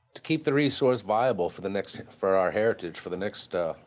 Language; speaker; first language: English; native; English